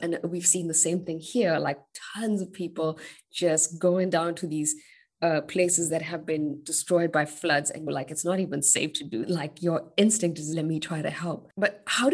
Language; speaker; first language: English; native; English